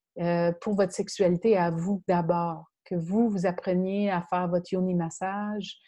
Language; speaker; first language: French; native; French